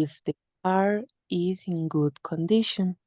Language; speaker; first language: English; non-native, learner; Spanish